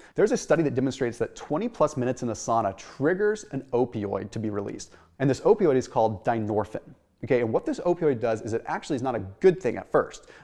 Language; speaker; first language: English; native; English